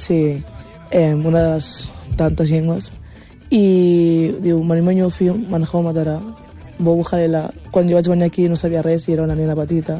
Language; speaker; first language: Catalan; early bilingual, other home language; Wolof